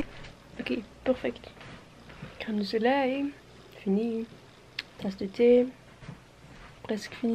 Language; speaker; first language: French; non-native, learner; Norwegian